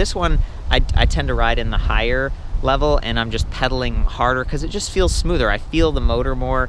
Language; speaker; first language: English; native; English